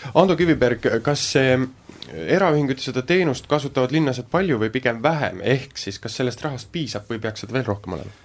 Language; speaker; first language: Estonian; native; Estonian